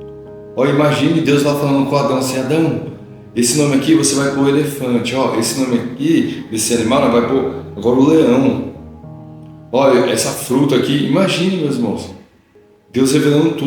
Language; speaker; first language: Portuguese; native; Portuguese